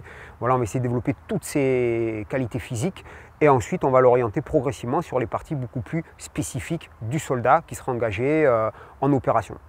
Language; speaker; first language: French; native; French